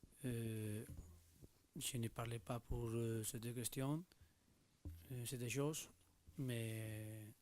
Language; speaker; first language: French; non-native, learner; Spanish